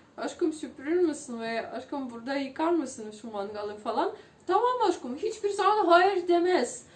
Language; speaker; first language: Turkish; non-native, fluent; Russian